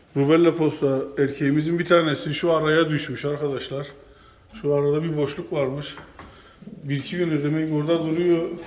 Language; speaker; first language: Turkish; native; Turkish